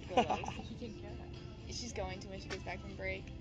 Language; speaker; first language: English; native; English